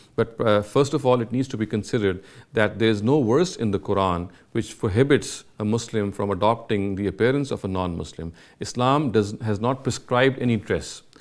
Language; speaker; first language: English; non-native, local second language; Urdu